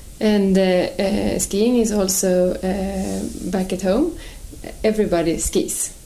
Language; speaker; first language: English; non-native, fluent; Swedish